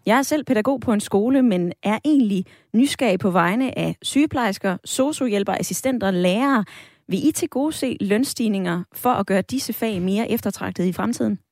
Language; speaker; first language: Danish; native; Danish